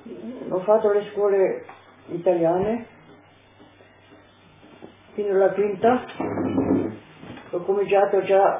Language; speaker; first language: Italian; non-native, local second language; Slovenian